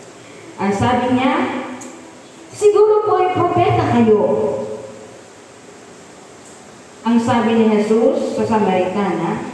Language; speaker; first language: Filipino; native; Filipino